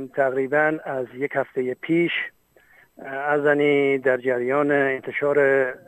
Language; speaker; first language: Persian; non-native, local second language; Talysh